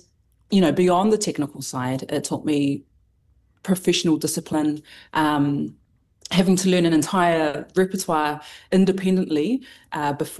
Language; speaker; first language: English; native; English